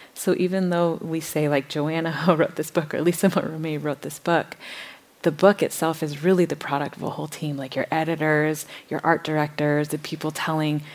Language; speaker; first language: English; native; English